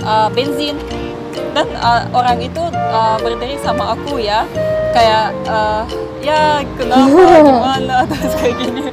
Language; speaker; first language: Indonesian; non-native, fluent; Russian